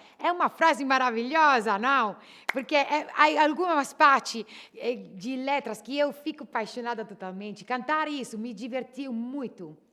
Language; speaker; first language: Portuguese; non-native, fluent; Italian